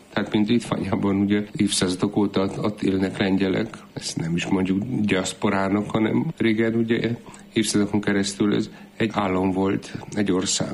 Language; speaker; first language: Hungarian; non-native, fluent; Polish